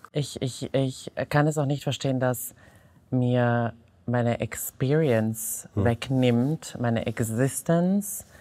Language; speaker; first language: German; non-native, fluent; Serbian